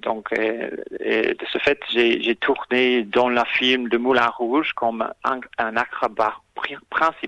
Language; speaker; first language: French; non-native, fluent; English